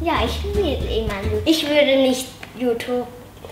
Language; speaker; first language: German; early bilingual, other home language; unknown